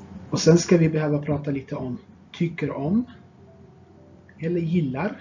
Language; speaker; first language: Swedish; non-native, fluent; Tigrinya